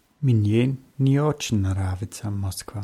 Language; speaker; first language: Russian; non-native, learner; German